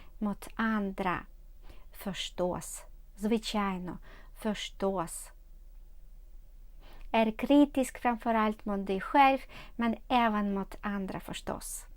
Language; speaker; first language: Swedish; non-native, learner; Ukrainian